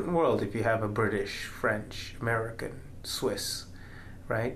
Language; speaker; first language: English; non-native, local second language; Tamil